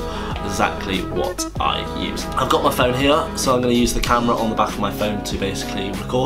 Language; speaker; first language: English; native; English